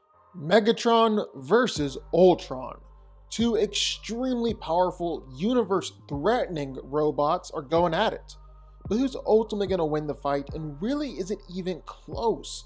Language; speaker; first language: English; native; English